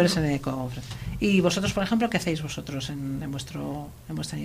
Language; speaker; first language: Spanish; native; Spanish